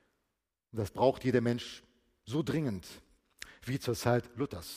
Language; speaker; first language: German; native; German